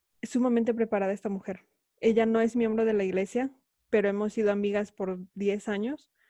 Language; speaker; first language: Spanish; native; Spanish